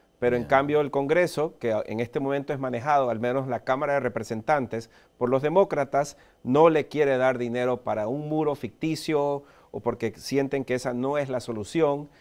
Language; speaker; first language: Spanish; early bilingual, heritage; Spanish